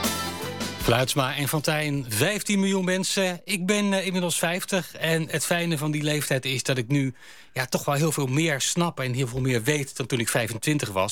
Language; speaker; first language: Dutch; native; Dutch